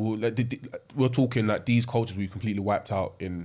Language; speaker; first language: English; native; English